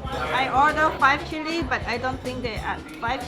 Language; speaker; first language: English; non-native, fluent; Thai